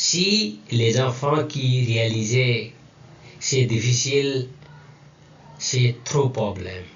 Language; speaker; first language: French; non-native, learner; Nepali